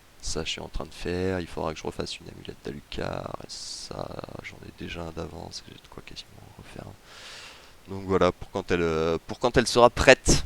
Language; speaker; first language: French; native; French